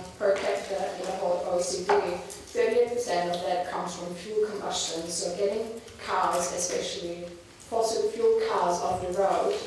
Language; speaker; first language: English; non-native, fluent; German